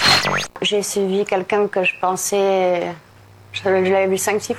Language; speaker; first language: French; native; French